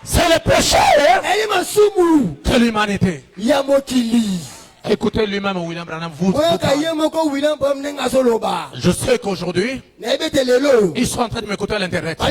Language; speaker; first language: French; non-native, local second language; Lingala